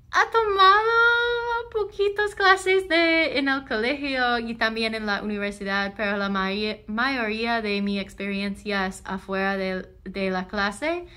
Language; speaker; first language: Spanish; non-native, learner; English